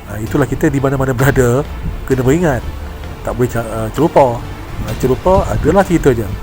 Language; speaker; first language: Malay; native; Malay